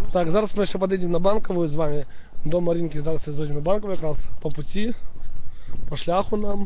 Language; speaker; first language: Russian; non-native, local second language; Ukrainian